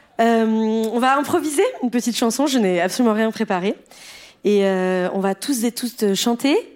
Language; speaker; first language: French; native; French